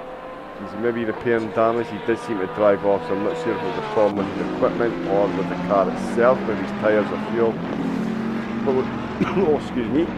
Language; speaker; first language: English; native; English